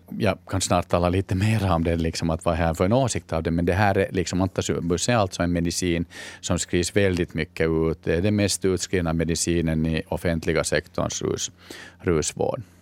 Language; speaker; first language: Swedish; native; Swedish